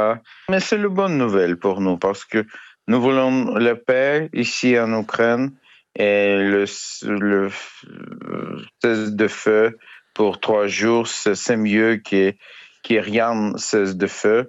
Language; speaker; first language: French; non-native, learner; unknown